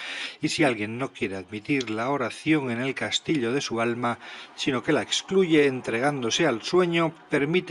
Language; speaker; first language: Spanish; native; Spanish